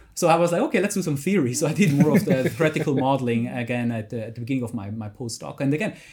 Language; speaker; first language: English; non-native, fluent; German